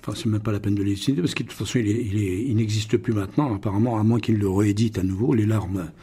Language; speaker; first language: French; non-native, local second language; Russian